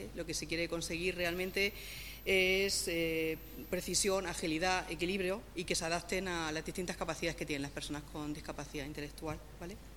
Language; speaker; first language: Spanish; native; Spanish